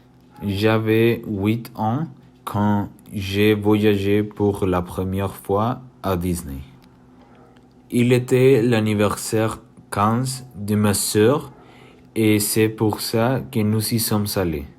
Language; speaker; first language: French; non-native, learner; Spanish